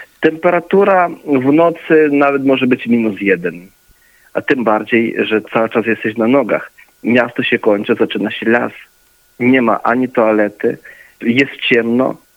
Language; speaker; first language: Polish; early bilingual, heritage; Polish